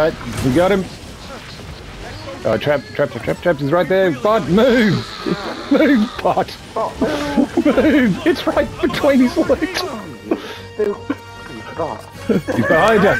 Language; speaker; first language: English; native; English